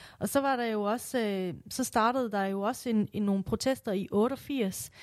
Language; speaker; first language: Danish; early bilingual, other home language; Persian